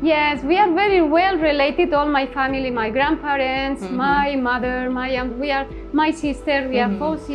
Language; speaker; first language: English; non-native, learner; Spanish